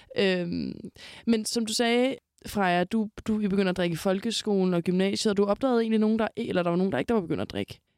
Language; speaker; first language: Danish; native; Danish